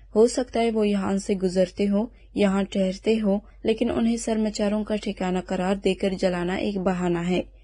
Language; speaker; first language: Urdu; non-native, local second language; Baluchi